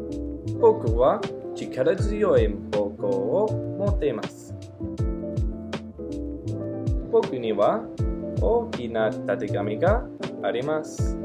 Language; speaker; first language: Japanese; non-native, learner; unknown